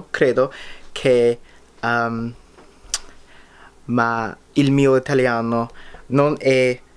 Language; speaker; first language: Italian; non-native, learner; English